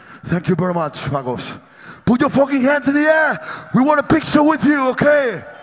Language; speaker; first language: English; non-native, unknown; Spanish